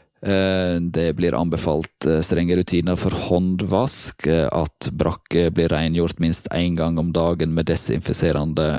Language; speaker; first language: Norwegian; native; Norwegian